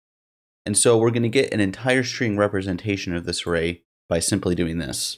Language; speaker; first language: English; native; English